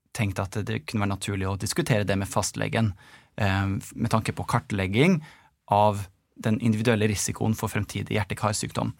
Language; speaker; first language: Norwegian; native; Norwegian